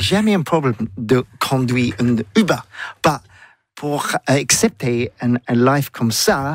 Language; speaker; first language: French; non-native, learner; English